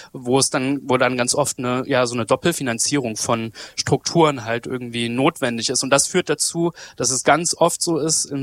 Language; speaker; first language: German; native; German